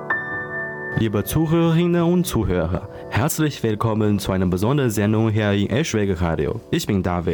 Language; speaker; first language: German; non-native, learner; Chinese